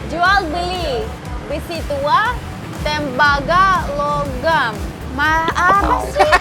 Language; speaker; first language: Indonesian; non-native, fluent; Russian